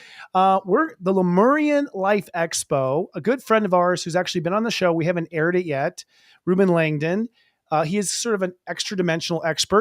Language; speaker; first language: English; native; English